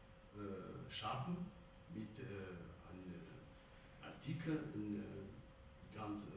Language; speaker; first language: German; non-native, fluent; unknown